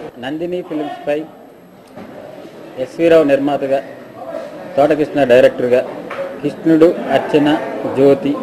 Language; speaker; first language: Telugu; native; Telugu